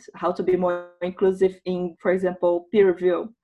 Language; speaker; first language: English; non-native, fluent; Portuguese